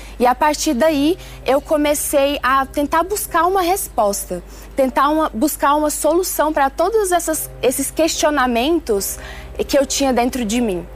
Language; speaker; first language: Portuguese; early bilingual, other home language; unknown